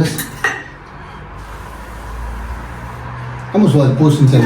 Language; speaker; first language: German; non-native, fluent; Filipino